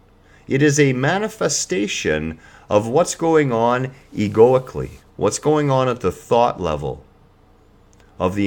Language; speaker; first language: English; native; English